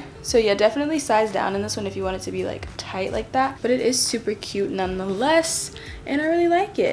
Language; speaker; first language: English; native; English